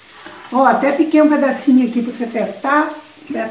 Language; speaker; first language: Portuguese; native; Portuguese